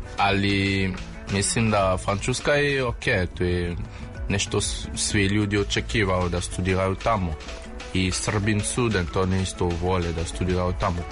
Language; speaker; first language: Serbian; non-native, learner; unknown